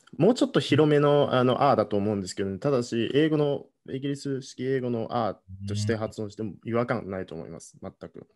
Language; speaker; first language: Japanese; non-native, fluent; German